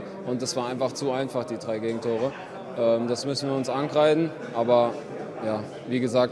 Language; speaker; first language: German; native; German